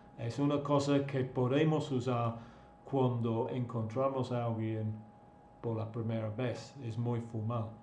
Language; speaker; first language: Spanish; non-native, fluent; English